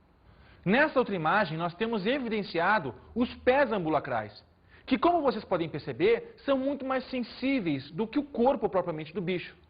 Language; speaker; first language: Portuguese; native; Portuguese